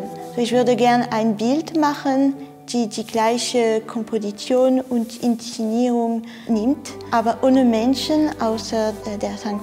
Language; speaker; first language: German; non-native, fluent; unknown